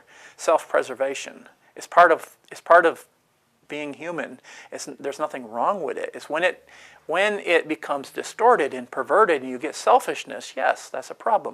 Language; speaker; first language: English; native; English